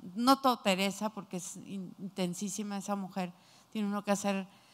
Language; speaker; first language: Spanish; native; Spanish